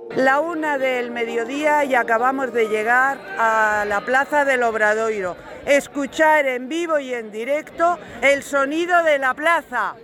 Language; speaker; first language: Spanish; native; Spanish